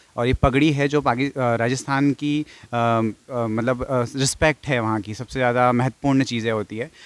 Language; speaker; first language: Hindi; non-native, fluent; English